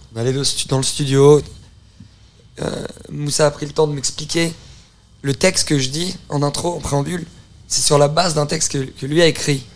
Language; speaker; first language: French; native; French